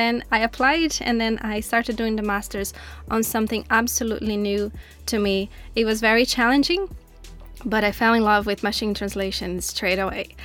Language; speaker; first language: English; non-native, fluent; Portuguese